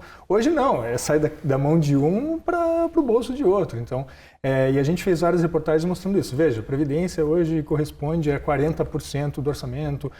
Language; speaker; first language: Portuguese; native; Portuguese